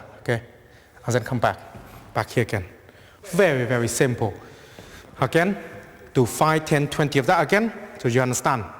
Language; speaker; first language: English; non-native, fluent; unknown